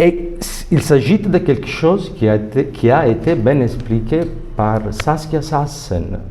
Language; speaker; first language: French; non-native, fluent; Italian